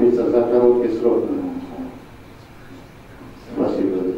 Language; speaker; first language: Russian; non-native, local second language; Kyrgyz